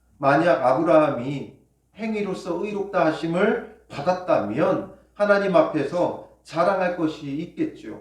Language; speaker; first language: Korean; native; Korean